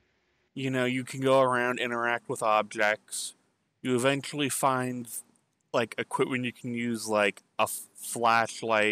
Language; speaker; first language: English; native; English